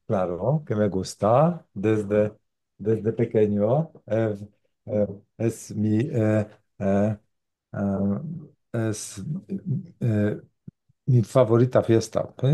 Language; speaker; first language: Spanish; non-native, learner; Polish